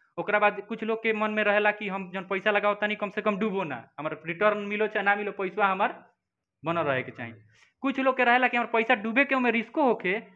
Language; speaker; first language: Hindi; native; Hindi